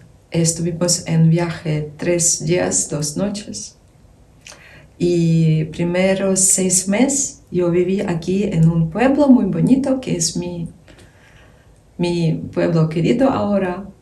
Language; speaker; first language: Spanish; non-native, learner; Ukrainian